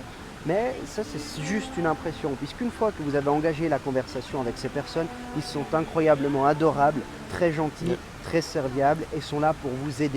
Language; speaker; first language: French; native; French